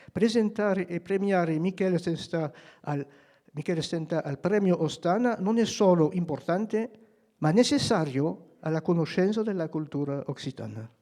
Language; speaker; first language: Italian; non-native, fluent; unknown